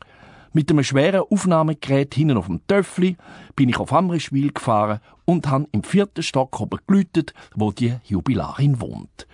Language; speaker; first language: German; native; German